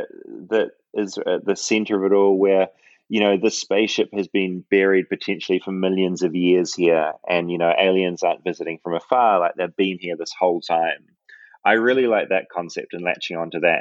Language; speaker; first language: English; native; English